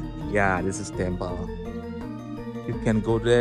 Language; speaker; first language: English; non-native, learner; Balinese